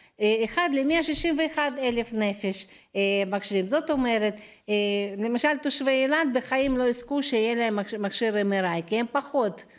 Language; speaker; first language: Hebrew; non-native, fluent; Russian